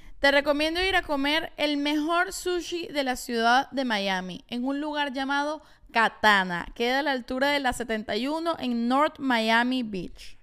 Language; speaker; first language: Spanish; native; Spanish